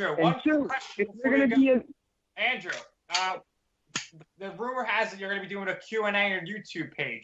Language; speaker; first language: English; native; English